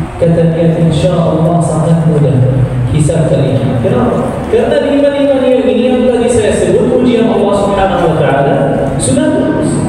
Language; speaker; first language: Indonesian; non-native, fluent; Arabic